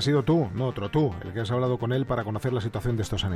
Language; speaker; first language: Spanish; native; Spanish